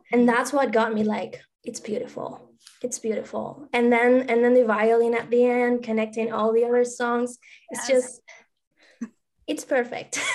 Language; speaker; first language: English; non-native, fluent; Spanish